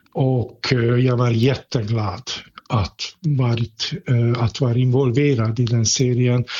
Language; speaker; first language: Swedish; non-native, fluent; Hungarian